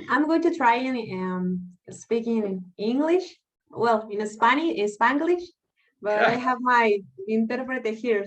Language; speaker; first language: English; non-native, learner; Spanish